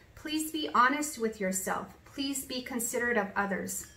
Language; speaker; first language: English; native; English